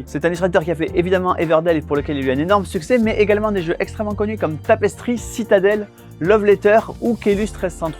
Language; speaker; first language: French; native; French